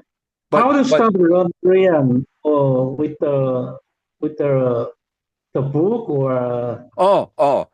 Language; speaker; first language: English; non-native, learner; Korean